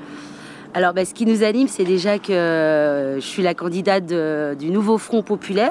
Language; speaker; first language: French; native; French